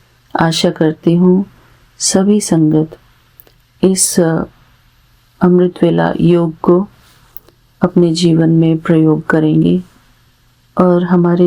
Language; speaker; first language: Hindi; native; Hindi